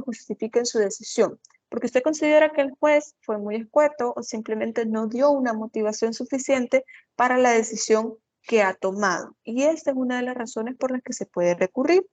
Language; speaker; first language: Spanish; native; Spanish